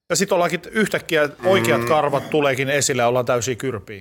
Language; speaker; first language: Finnish; native; Finnish